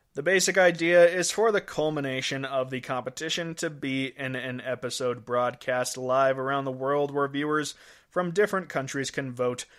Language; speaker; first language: English; native; English